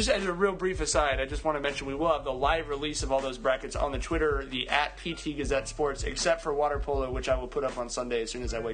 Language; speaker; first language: English; native; English